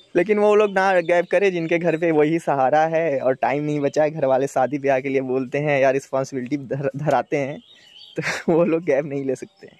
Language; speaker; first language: Hindi; native; Hindi